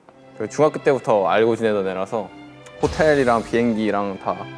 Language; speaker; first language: Korean; native; Korean